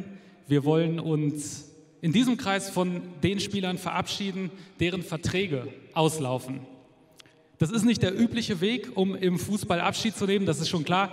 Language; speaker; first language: German; native; German